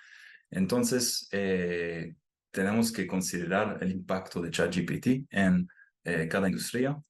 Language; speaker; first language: Spanish; non-native, fluent; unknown